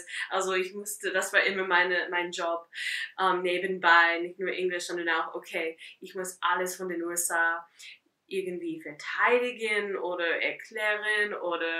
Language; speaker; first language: German; non-native, fluent; English